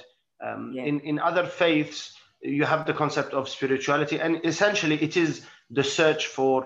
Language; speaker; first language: English; non-native, fluent; Arabic